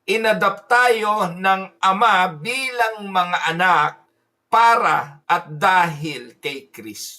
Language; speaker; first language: Filipino; native; Filipino